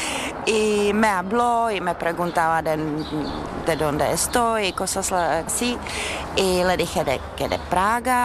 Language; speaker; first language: Spanish; non-native, fluent; Czech